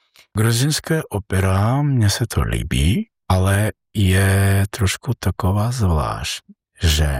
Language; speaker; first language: Czech; non-native, learner; Georgian